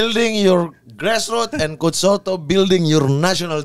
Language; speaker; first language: English; non-native, learner; Indonesian